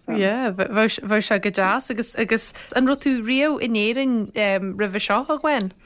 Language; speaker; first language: Irish; native; Irish